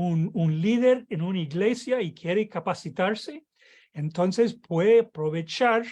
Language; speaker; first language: Spanish; non-native, fluent; English